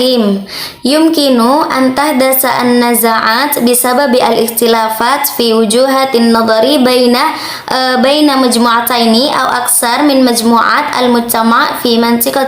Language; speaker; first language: Arabic; non-native, learner; Indonesian